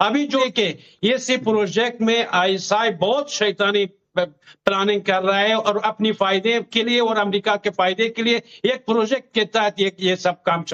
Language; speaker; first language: Hindi; non-native, fluent; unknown